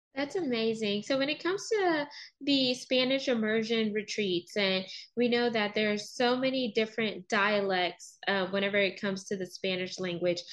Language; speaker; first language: English; native; English